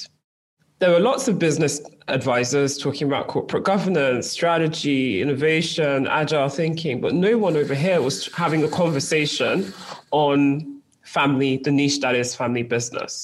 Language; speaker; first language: English; native; English